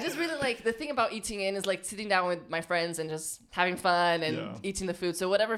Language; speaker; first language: English; non-native, fluent; Portuguese